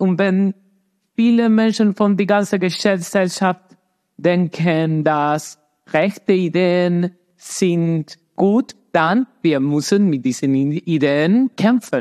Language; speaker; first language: German; non-native, learner; Spanish